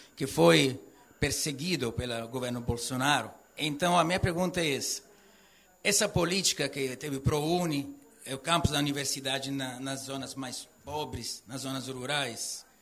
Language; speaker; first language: Portuguese; non-native, fluent; Italian